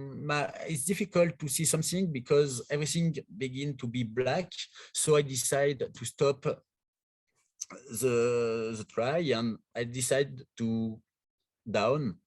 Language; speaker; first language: English; non-native, learner; French